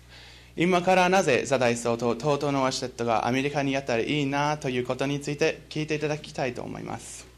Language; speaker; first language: Japanese; non-native, learner; English